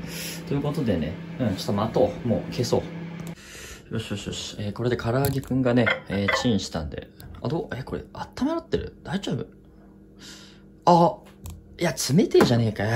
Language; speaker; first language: Japanese; native; Japanese